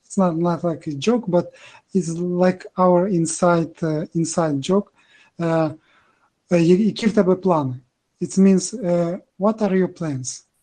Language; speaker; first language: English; non-native, learner; Ukrainian